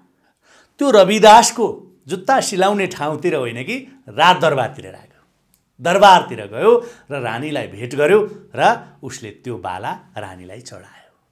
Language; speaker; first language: Nepali; native; Nepali